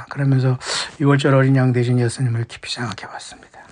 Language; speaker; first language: Korean; native; Korean